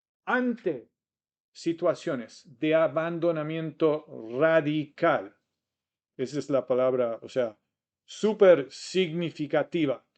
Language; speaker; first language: Spanish; non-native, fluent; English